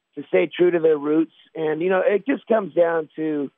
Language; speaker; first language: English; native; English